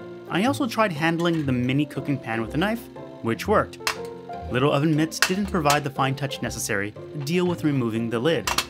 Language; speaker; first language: English; native; English